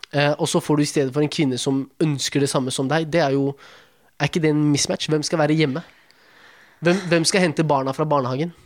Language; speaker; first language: Norwegian; early bilingual, other home language; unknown